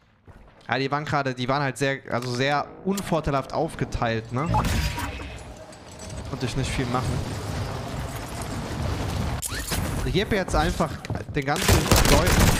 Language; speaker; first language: German; native; German